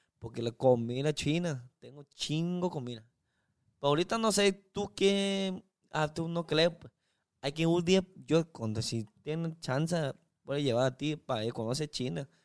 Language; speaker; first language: Spanish; non-native, learner; Chinese